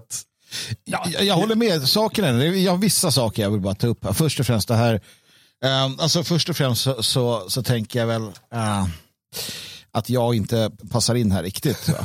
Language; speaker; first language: Swedish; native; Swedish